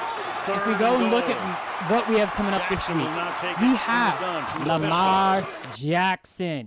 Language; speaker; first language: English; native; English